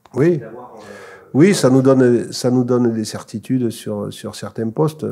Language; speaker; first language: French; native; French